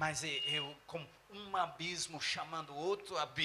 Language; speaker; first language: Portuguese; non-native, fluent; English